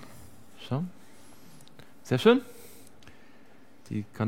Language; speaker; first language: German; native; German